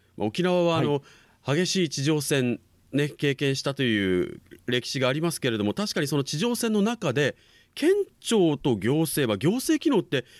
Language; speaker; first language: Japanese; native; Japanese